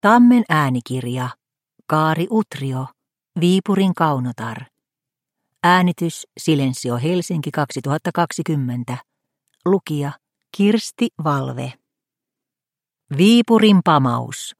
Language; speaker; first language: Finnish; native; Finnish